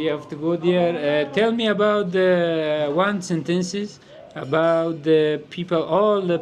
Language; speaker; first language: English; non-native, learner; Persian